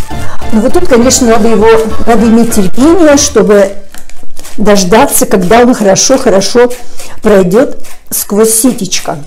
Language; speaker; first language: Russian; native; Russian